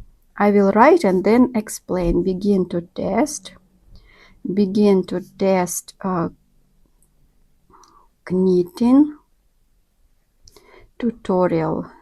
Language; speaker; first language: English; non-native, learner; Russian